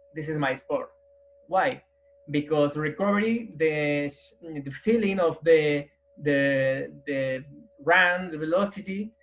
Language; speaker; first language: English; non-native, learner; Spanish